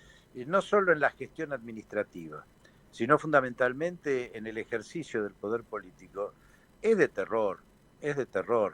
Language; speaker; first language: Spanish; native; Spanish